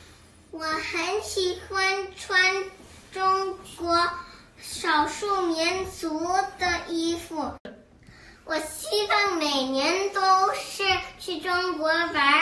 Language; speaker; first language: Chinese; early bilingual, heritage; Chinese